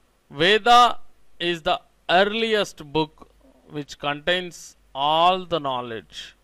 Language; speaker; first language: English; non-native, local second language; Telugu